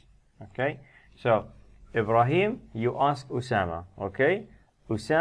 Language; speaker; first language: English; non-native, fluent; Arabic